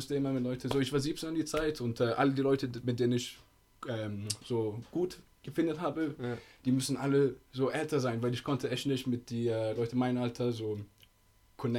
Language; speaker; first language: German; non-native, fluent; Italian